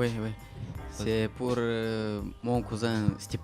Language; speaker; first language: French; non-native, learner; Romanian